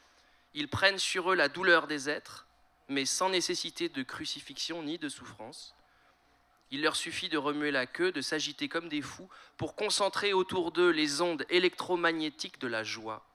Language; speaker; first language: French; native; French